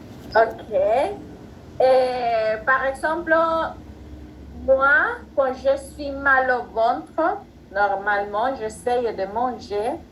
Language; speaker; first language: French; non-native, fluent; Spanish